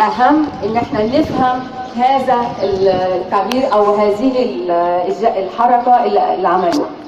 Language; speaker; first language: Arabic; native; Arabic